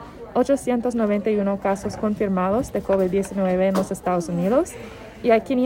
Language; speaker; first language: Spanish; non-native, learner; English